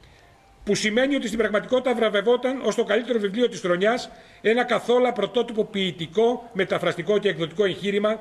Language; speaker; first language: Greek; native; Greek